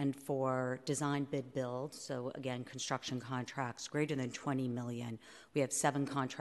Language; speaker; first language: English; native; English